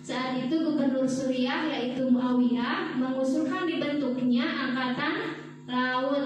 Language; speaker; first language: Indonesian; native; Indonesian